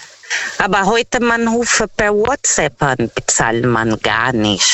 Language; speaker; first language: German; non-native, fluent; Portuguese